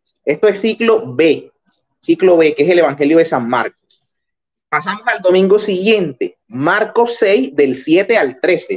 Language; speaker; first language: Spanish; native; Spanish